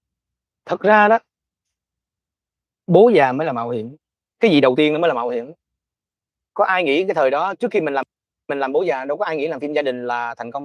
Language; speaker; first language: Vietnamese; native; Vietnamese